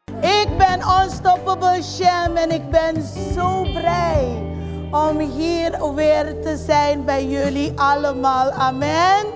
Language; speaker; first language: Dutch; non-native, fluent; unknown